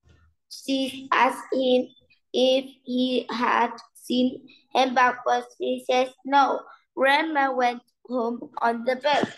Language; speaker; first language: English; non-native, learner; Vietnamese